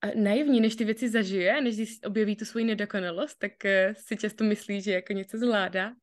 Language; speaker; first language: Czech; native; Czech